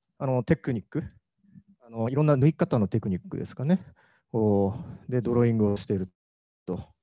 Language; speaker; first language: Japanese; native; Japanese